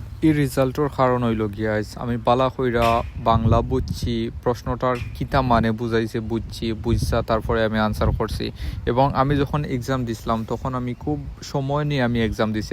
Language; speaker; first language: Bangla; non-native, local second language; Sylheti